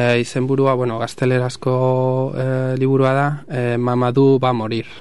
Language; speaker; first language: Basque; non-native, local second language; Spanish